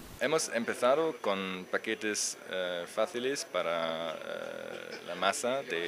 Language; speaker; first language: Spanish; non-native, learner; German